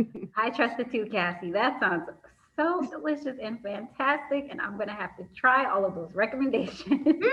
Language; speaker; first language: English; native; English